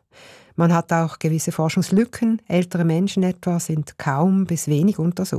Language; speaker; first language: German; native; German